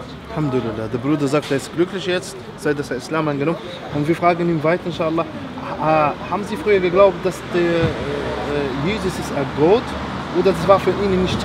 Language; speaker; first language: German; non-native, learner; Arabic